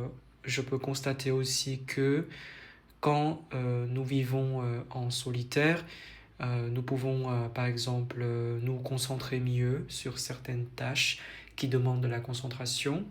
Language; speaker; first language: French; non-native, fluent; Vietnamese